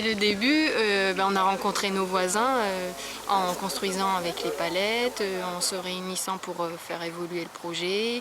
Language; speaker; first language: French; native; French